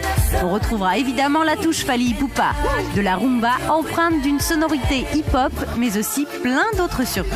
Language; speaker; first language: French; native; French